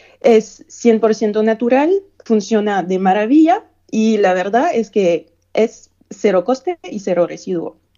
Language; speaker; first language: Spanish; non-native, fluent; French